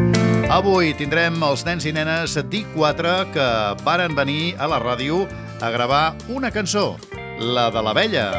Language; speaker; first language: Catalan; native; Catalan